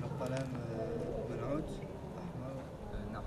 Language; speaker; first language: Arabic; non-native, learner; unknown